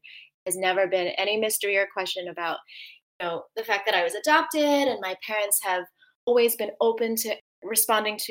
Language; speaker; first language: English; native; English